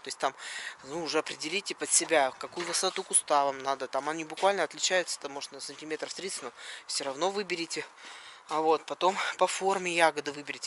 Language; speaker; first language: Russian; native; Russian